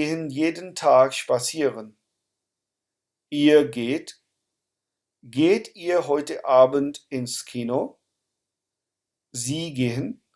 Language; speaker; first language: German; non-native, fluent; Urdu